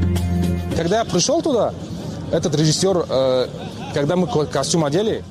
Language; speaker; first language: Russian; non-native, local second language; Tajik